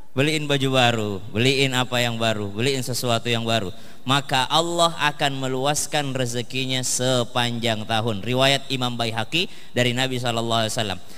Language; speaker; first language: Indonesian; native; Indonesian